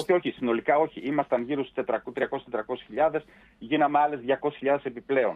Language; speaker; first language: Greek; early bilingual, heritage; Greek